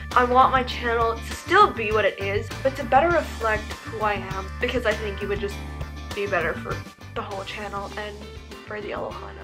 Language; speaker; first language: English; native; English